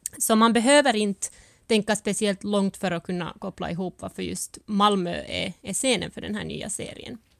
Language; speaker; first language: Swedish; early bilingual, other home language; Finnish